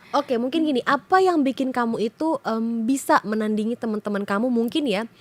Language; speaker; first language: Indonesian; native; Indonesian